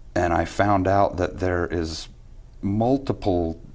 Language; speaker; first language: English; native; English